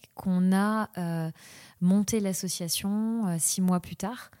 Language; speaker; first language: French; native; French